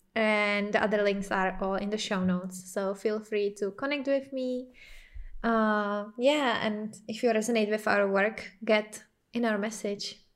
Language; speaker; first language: English; non-native, fluent; Czech